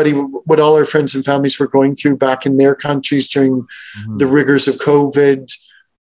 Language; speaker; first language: English; native; English